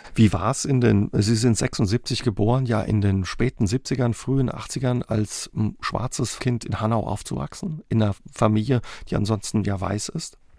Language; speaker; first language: German; native; German